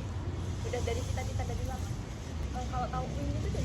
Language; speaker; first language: Indonesian; native; Indonesian